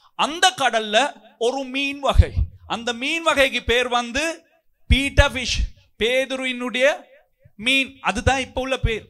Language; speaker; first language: Tamil; non-native, local second language; Sinhala